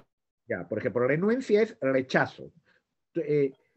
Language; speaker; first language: Spanish; native; Spanish